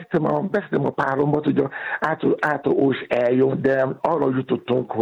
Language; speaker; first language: Hungarian; non-native, learner; Yoruba